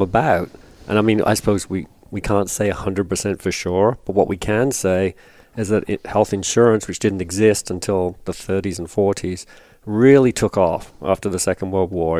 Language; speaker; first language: English; native; English